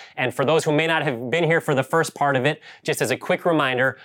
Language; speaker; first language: English; native; English